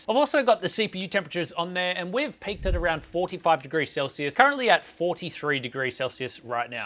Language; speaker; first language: English; native; English